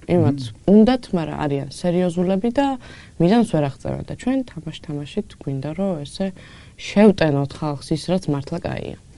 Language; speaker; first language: Georgian; native; Georgian